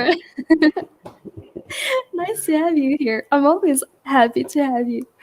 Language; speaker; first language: English; non-native, fluent; Arabic